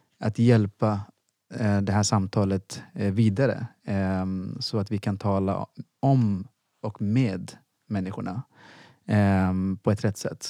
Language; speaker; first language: Swedish; non-native, fluent; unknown